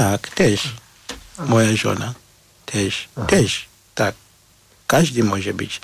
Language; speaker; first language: Polish; non-native, fluent; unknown